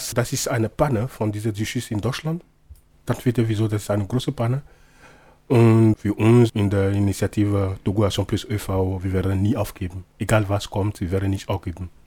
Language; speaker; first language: German; non-native, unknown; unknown